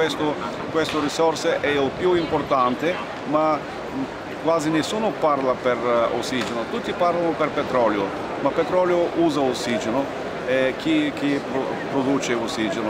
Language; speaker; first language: Italian; non-native, learner; Bulgarian